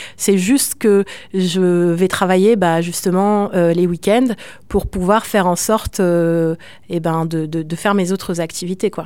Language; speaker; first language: French; native; French